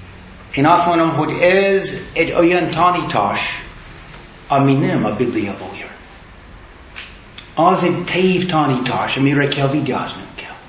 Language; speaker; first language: Hungarian; non-native, learner; English